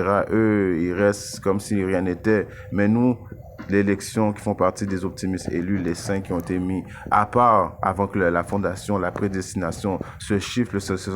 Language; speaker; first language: French; native; French